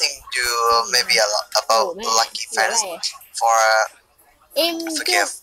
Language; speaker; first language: English; non-native, learner; Thai